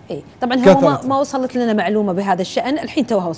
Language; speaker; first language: Arabic; native; Arabic